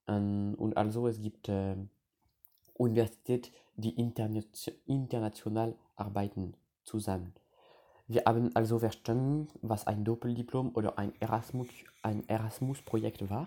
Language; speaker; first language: German; non-native, learner; French